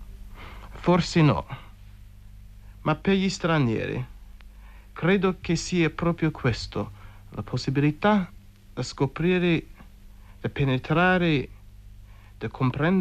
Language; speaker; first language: Italian; non-native, fluent; English